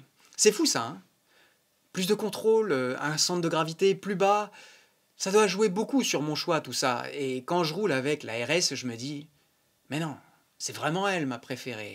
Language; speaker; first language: French; native; French